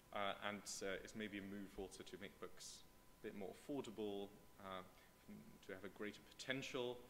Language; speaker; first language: English; non-native, fluent; German